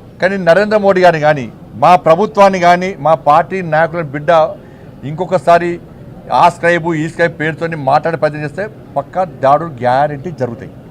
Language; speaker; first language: Telugu; native; Telugu